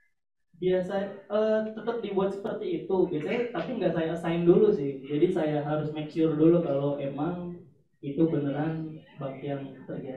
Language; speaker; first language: Indonesian; native; Indonesian